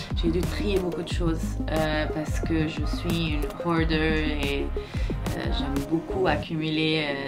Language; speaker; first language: French; non-native, fluent; Portuguese